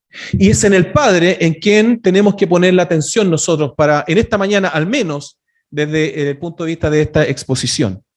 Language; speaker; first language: Spanish; native; Spanish